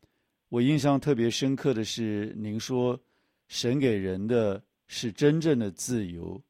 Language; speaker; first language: Chinese; native; Chinese